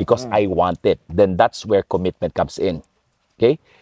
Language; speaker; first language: English; non-native, local second language; Filipino